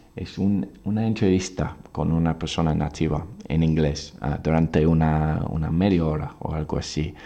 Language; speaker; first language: Spanish; non-native, fluent; English